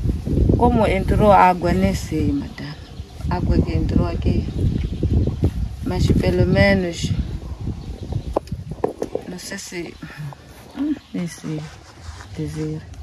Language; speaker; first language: Portuguese; non-native, local second language; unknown